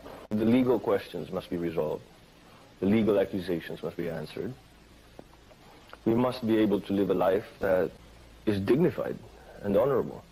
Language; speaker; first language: English; non-native, fluent; Filipino